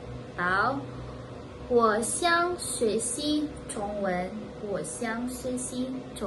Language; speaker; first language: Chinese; non-native, learner; Indonesian